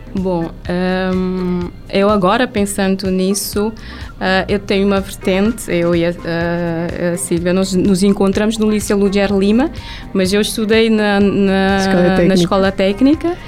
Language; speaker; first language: Portuguese; non-native, local second language; Kabuverdianu